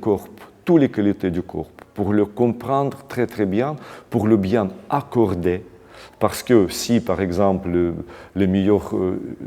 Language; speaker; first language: French; non-native, fluent; Russian